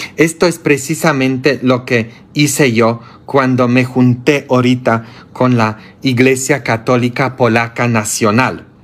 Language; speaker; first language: Spanish; non-native, fluent; Polish